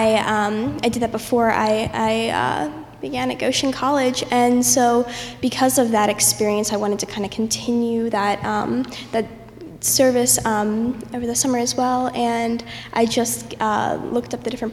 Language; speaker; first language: English; native; English